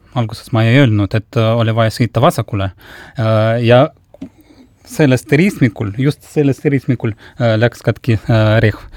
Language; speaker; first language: Estonian; non-native, local second language; Russian